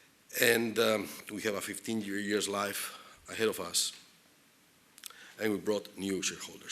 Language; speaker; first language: English; non-native, fluent; Spanish